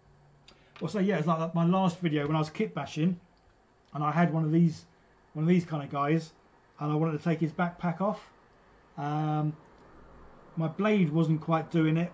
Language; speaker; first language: English; native; English